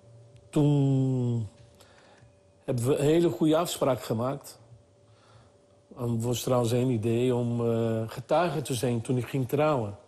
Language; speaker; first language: Dutch; non-native, fluent; Portuguese